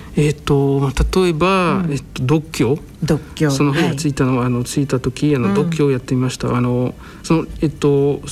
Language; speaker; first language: Japanese; non-native, fluent; French